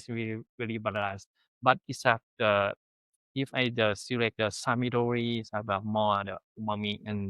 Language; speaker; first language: English; non-native, learner; Thai